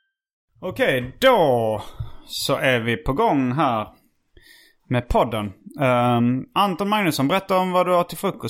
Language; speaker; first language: Swedish; native; Swedish